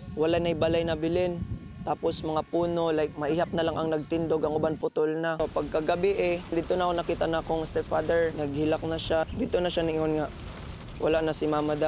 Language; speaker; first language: English; non-native, local second language; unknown